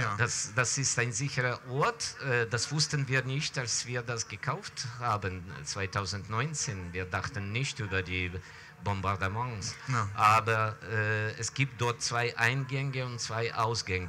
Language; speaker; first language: German; non-native, fluent; Ukrainian